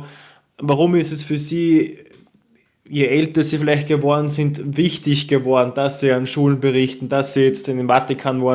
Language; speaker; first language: German; native; German